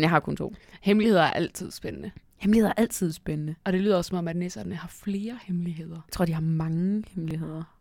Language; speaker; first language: Danish; native; Danish